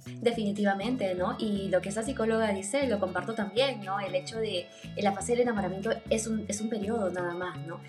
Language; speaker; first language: Spanish; native; Spanish